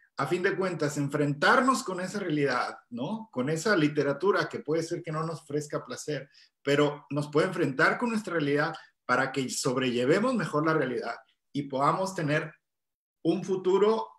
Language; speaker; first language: Spanish; native; Spanish